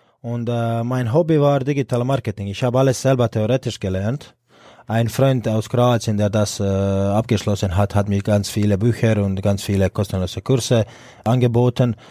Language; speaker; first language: German; non-native, fluent; Croatian